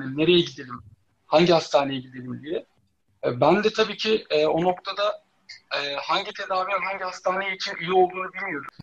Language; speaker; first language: Turkish; native; Turkish